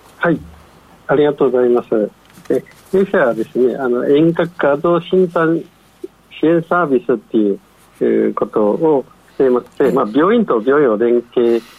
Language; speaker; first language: Japanese; non-native, fluent; Chinese